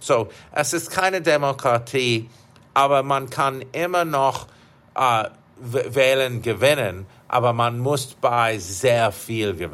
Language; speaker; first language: German; non-native, fluent; English